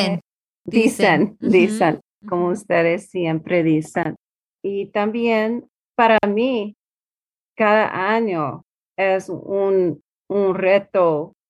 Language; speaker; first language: Spanish; non-native, learner; English